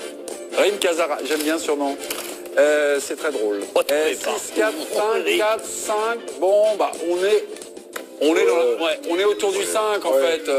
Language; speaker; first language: French; native; French